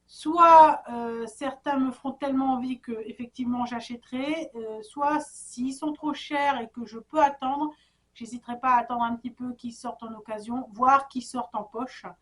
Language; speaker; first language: French; native; French